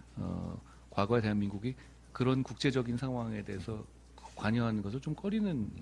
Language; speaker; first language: Korean; native; Korean